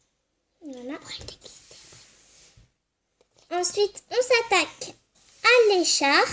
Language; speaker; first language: French; native; French